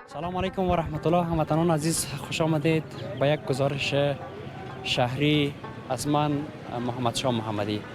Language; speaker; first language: Persian; native; Persian